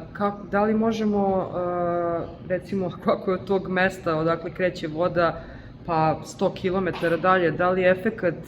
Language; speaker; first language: Bosnian; native; Bosnian